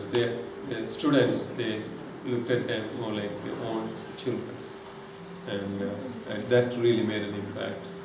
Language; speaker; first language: English; non-native, local second language; Tamil